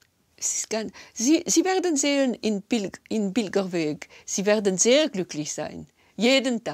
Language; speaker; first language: German; non-native, local second language; French